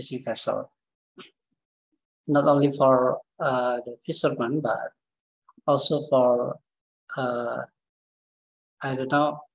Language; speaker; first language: English; non-native, learner; Indonesian